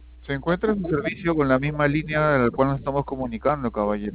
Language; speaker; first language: Spanish; native; Spanish